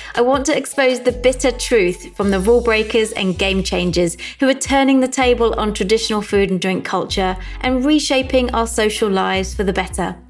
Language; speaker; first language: English; native; English